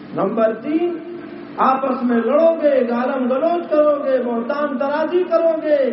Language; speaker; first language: Urdu; native; Urdu